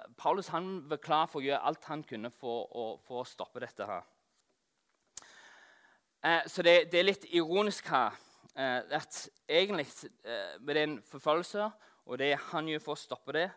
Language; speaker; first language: Norwegian; non-native, fluent; English